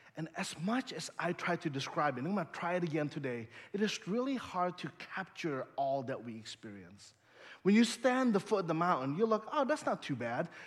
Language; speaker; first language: English; early bilingual, other home language; Indonesian